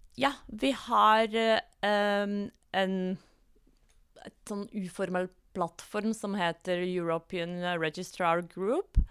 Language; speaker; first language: Norwegian; non-native, fluent; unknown